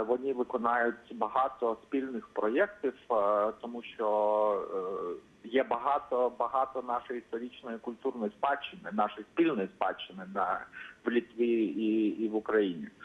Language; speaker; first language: Ukrainian; non-native, fluent; Lithuanian